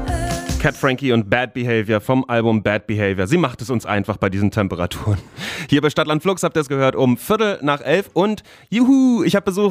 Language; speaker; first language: German; native; German